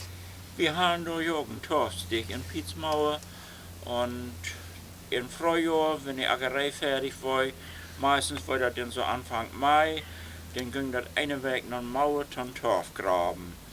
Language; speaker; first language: German; non-native, local second language; Low German